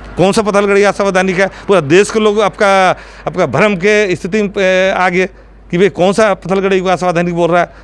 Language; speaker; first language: Hindi; non-native, local second language; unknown